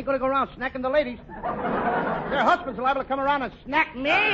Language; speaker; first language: English; native; English